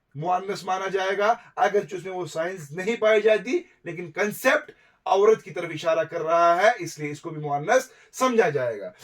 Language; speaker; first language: Urdu; non-native, local second language; Kashmiri